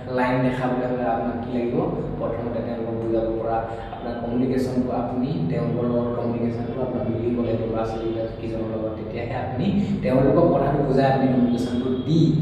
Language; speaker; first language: Assamese; native; Assamese